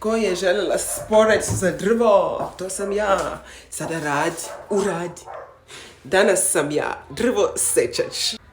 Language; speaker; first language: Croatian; non-native, learner; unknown